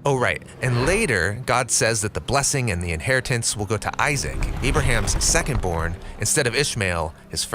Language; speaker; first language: English; native; English